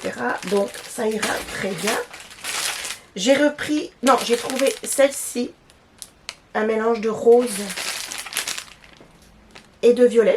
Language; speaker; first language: French; native; French